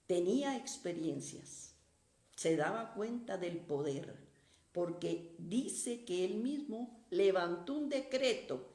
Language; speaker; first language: Spanish; native; Spanish